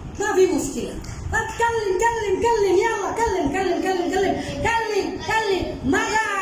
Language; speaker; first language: Arabic; non-native, fluent; Bangla